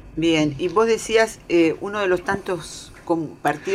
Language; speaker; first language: Spanish; native; Spanish